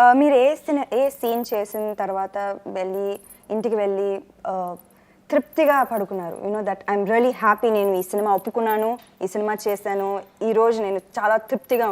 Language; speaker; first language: Telugu; non-native, fluent; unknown